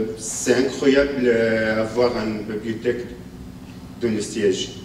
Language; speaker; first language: French; non-native, learner; Arabic